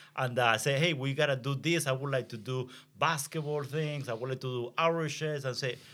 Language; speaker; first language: English; non-native, learner; Spanish